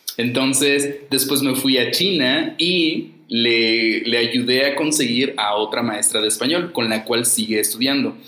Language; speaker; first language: Spanish; native; Spanish